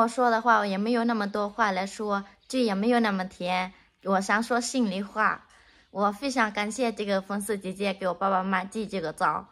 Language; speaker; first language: Chinese; non-native, fluent; Lao